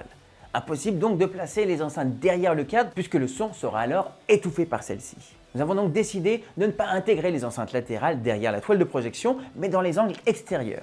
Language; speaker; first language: French; native; French